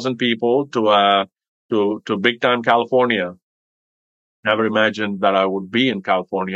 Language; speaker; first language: English; non-native, local second language; Tamil